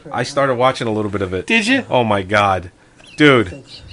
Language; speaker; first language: English; native; English